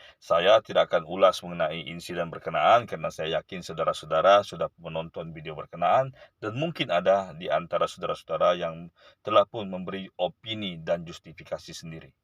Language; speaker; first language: Malay; native; Malay